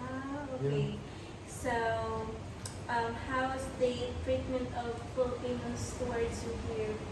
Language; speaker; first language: English; non-native, local second language; Filipino